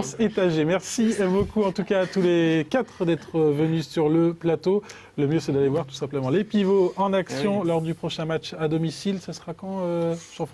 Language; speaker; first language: French; native; French